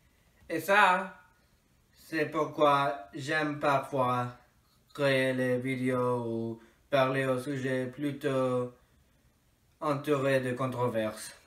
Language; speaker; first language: French; non-native, fluent; English